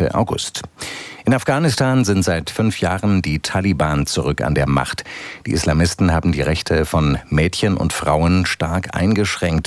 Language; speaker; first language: German; native; German